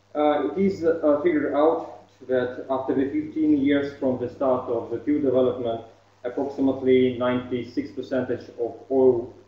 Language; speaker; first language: English; non-native, fluent; Russian